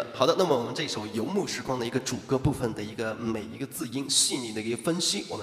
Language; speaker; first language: Chinese; native; Chinese